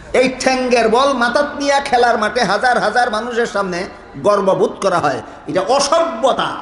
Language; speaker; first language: Bangla; native; Bangla